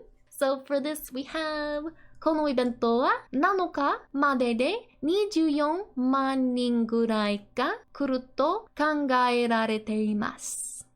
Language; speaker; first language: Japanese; non-native, fluent; English